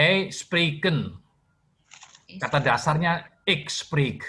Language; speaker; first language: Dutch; non-native, fluent; Indonesian